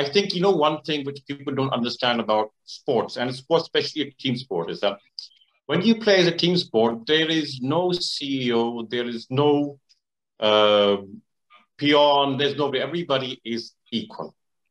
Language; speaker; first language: English; native; English